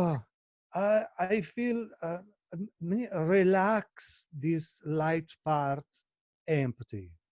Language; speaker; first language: English; non-native, learner; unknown